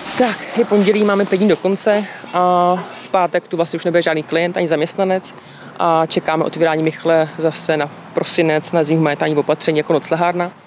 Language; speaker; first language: Czech; native; Czech